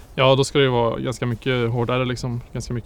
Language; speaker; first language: Swedish; native; Swedish